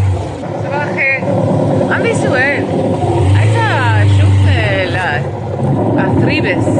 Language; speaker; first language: Arabic; non-native, learner; English